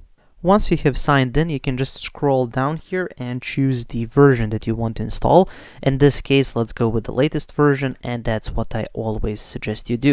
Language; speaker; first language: English; non-native, fluent; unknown